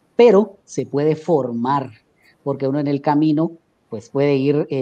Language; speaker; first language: Spanish; native; Spanish